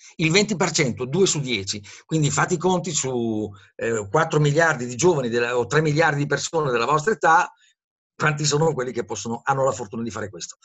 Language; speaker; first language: Italian; native; Italian